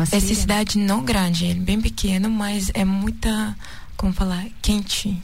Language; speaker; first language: Portuguese; non-native, learner; Russian